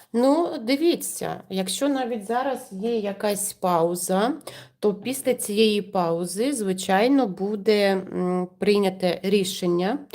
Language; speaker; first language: Ukrainian; non-native, local second language; Russian